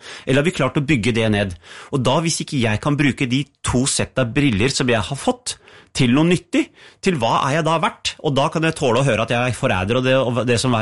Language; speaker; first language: Norwegian; early bilingual, other home language; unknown